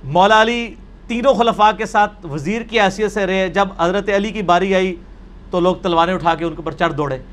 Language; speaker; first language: Urdu; non-native, local second language; Punjabi